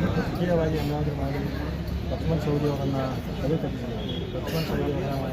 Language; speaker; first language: Kannada; native; Kannada